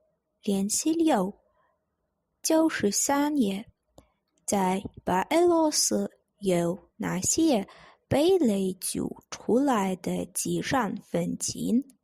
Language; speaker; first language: Chinese; non-native, fluent; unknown